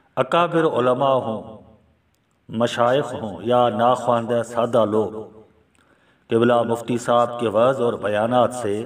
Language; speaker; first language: Urdu; non-native, local second language; Sindhi